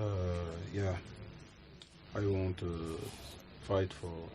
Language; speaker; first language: English; non-native, learner; French